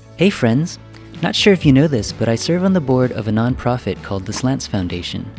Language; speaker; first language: English; early bilingual, other home language; Vietnamese